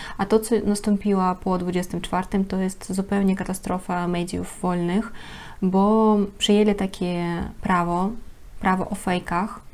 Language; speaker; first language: Polish; non-native, fluent; Russian